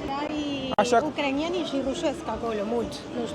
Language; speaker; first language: Romanian; non-native, learner; Spanish